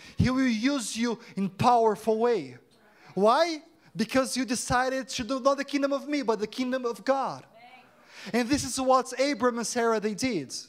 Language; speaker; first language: English; non-native, fluent; Portuguese